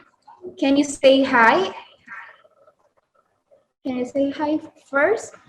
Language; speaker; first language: English; non-native, learner; Indonesian